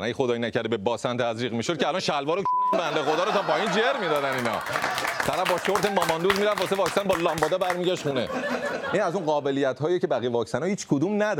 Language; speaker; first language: Persian; native; Persian